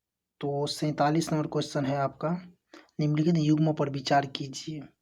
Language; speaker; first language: Hindi; native; Hindi